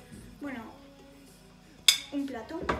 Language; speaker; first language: Spanish; non-native, fluent; Turkish